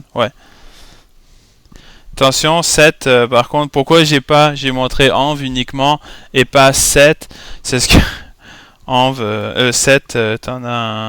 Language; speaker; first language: French; native; French